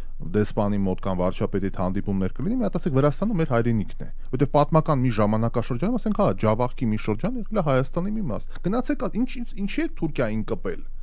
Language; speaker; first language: Armenian; native; Armenian